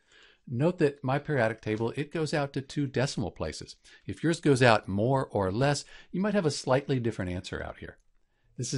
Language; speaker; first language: English; native; English